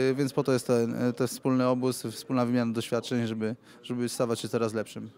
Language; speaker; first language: Polish; native; Polish